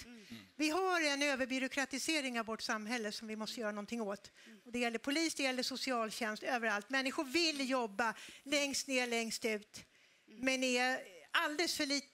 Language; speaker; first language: Swedish; native; Swedish